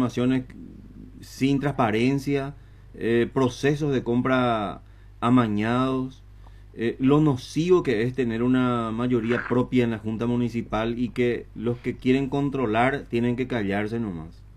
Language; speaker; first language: Spanish; native; Spanish